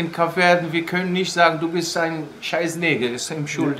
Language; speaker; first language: German; non-native, fluent; Kabuverdianu